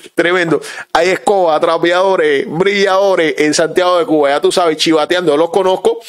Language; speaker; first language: Spanish; native; Spanish